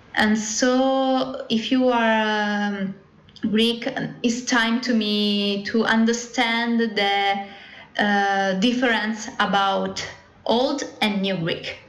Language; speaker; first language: English; non-native, learner; Italian